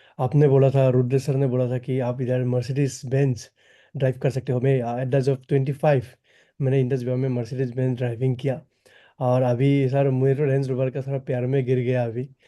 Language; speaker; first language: Hindi; non-native, local second language; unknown